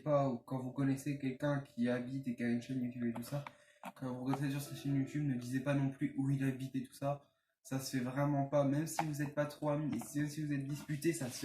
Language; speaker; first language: French; native; French